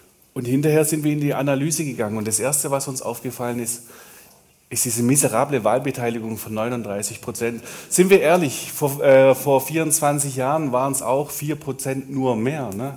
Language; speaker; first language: German; native; German